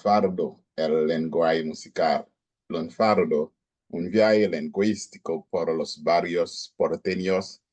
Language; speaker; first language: Spanish; non-native, learner; Haitian Creole